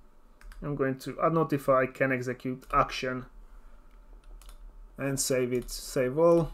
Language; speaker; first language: English; non-native, fluent; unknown